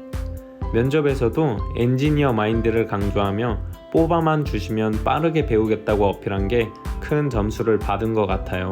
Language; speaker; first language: Korean; native; Korean